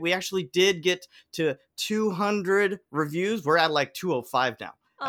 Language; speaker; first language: English; native; English